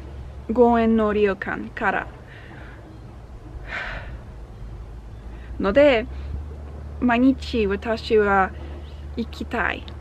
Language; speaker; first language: Japanese; non-native, learner; English